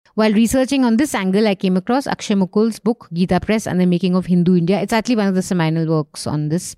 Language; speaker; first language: English; non-native, local second language; Hindi